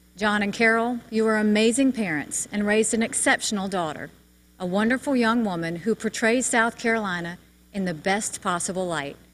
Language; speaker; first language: English; native; English